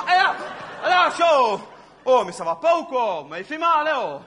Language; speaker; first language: French; native; French